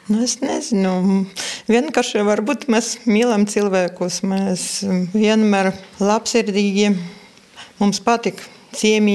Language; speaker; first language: Latvian; non-native, local second language; Russian